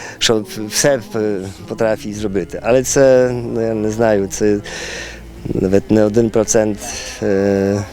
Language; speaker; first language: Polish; non-native, learner; Ukrainian